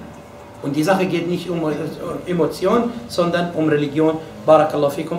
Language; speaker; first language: German; non-native, fluent; Arabic